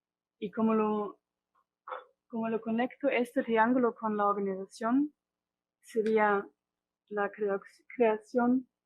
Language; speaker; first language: Spanish; non-native, fluent; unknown